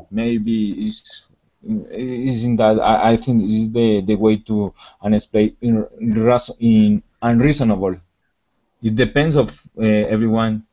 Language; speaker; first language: English; non-native, learner; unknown